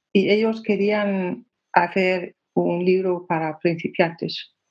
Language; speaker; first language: Spanish; non-native, fluent; Danish